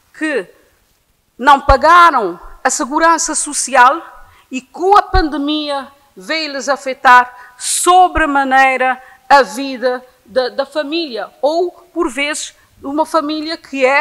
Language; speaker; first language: Portuguese; non-native, local second language; Kabuverdianu